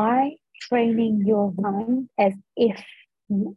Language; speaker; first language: English; non-native, fluent; Dutch